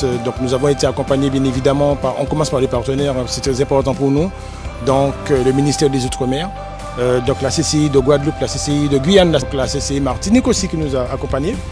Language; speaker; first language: French; native; French